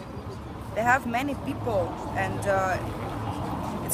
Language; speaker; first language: English; non-native, learner; Russian